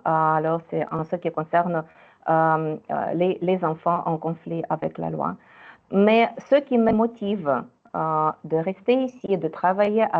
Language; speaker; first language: French; non-native, fluent; Ukrainian